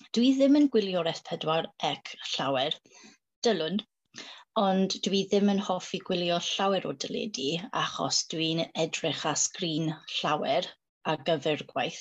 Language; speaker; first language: Welsh; non-native, learner; English